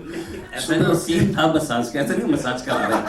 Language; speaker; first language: Hindi; native; Hindi